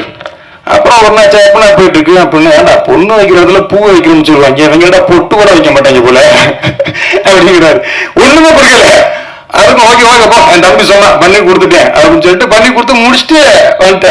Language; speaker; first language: Tamil; native; Tamil